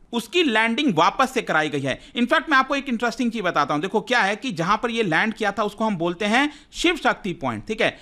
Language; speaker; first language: Hindi; native; Hindi